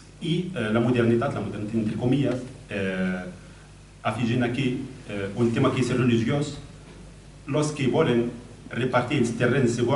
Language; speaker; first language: Catalan; non-native, learner; Spanish